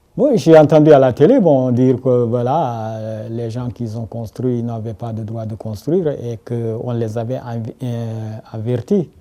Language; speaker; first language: French; non-native, local second language; Wolof